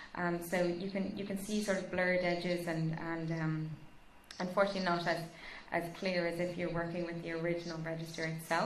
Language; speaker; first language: English; native; English